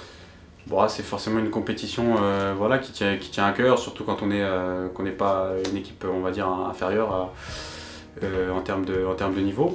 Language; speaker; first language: French; native; French